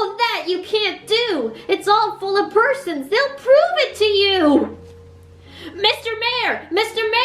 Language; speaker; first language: English; native; English